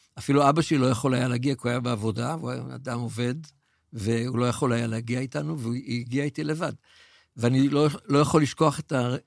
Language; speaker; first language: Hebrew; native; Hebrew